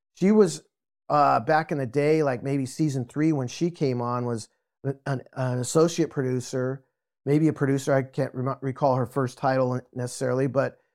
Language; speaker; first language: English; native; English